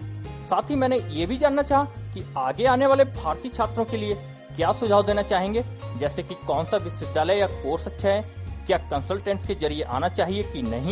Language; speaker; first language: Hindi; native; Hindi